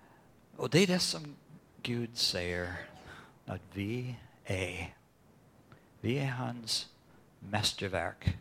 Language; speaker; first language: Swedish; non-native, fluent; English